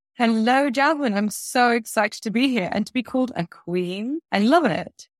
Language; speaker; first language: English; early bilingual, other home language; Russian